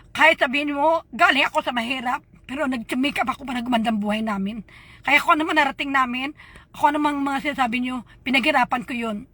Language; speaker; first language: Filipino; non-native, local second language; Hiligaynon